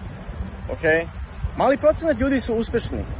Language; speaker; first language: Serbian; early bilingual, heritage; Serbian